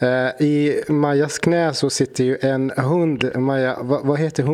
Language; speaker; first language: Swedish; non-native, fluent; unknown